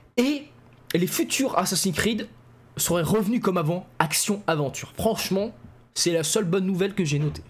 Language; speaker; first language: French; native; French